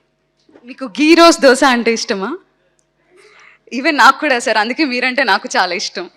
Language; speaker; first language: Telugu; native; Telugu